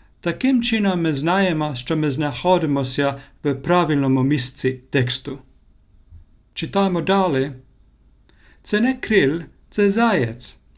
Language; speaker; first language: Ukrainian; non-native, learner; Finnish